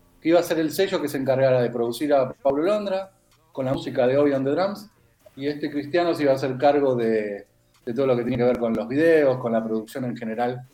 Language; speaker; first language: Spanish; native; Spanish